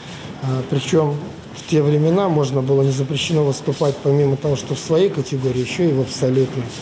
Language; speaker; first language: Russian; native; Russian